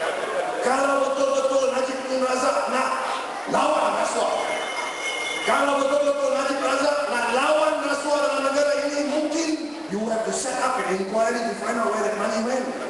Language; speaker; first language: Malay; non-native, local second language; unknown